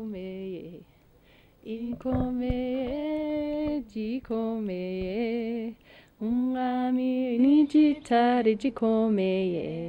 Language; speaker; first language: Kinyarwanda; non-native, learner; English